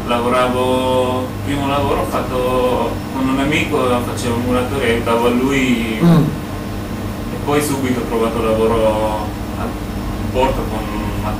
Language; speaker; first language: Italian; non-native, learner; Bangla